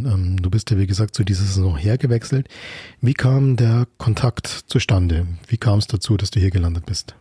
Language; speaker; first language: German; native; German